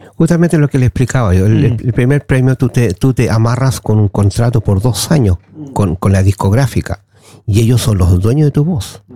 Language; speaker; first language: Spanish; native; Spanish